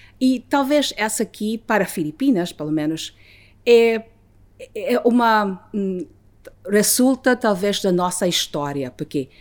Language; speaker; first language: Portuguese; non-native, learner; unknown